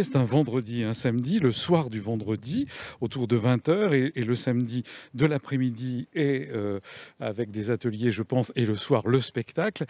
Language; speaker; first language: French; native; French